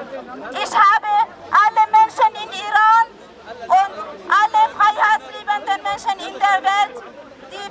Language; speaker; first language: German; non-native, learner; Persian